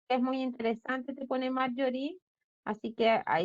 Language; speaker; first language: Spanish; native; Spanish